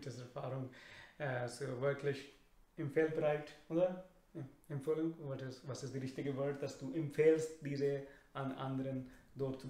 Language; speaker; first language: German; non-native, learner; Urdu